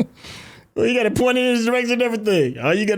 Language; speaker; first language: English; native; English